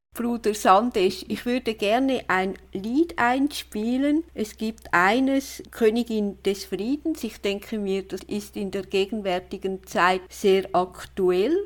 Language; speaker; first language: German; native; German